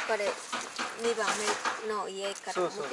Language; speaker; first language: Japanese; non-native, learner; Vietnamese